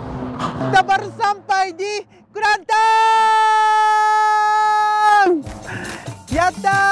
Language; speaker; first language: Indonesian; non-native, learner; Japanese